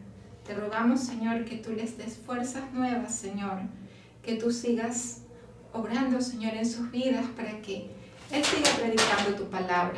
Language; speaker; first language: Spanish; native; Spanish